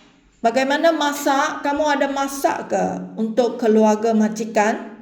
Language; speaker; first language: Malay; non-native, local second language; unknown